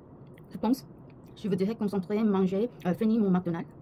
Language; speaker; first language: French; non-native, learner; Korean